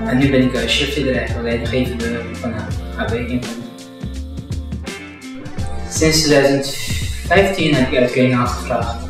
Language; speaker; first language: Dutch; non-native, fluent; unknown